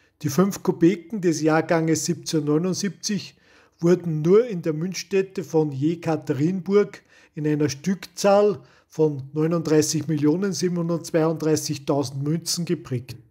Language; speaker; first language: German; native; German